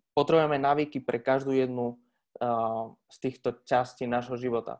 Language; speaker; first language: Slovak; non-native, fluent; Spanish